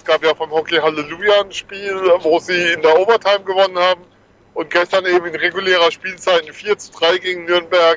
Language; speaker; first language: German; native; German